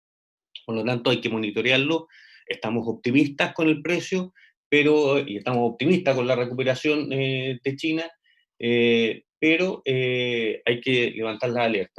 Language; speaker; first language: Spanish; native; Spanish